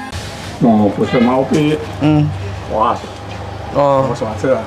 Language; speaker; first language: Chinese; early bilingual, heritage; Chinese